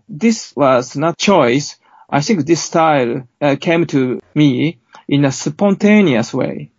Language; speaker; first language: English; non-native, fluent; Japanese